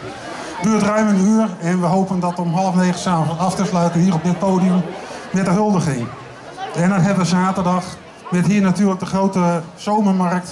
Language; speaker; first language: Dutch; native; Dutch